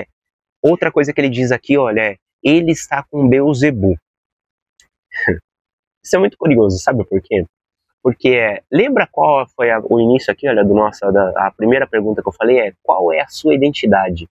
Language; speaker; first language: Portuguese; native; Portuguese